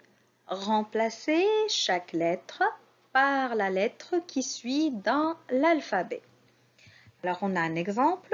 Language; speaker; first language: French; non-native, local second language; Arabic